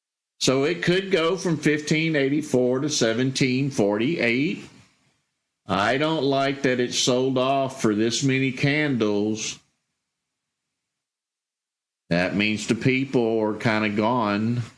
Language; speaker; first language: English; native; English